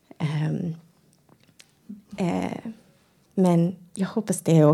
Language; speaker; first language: Swedish; non-native, learner; English